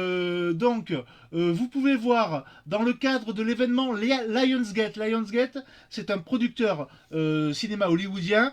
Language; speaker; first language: French; native; French